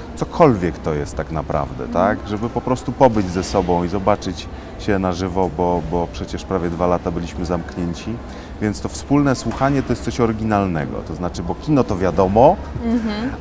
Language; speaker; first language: Polish; native; Polish